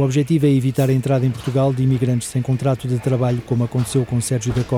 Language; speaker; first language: Portuguese; native; Portuguese